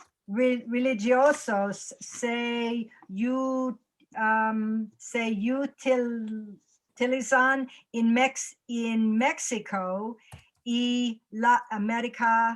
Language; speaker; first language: Spanish; non-native, learner; English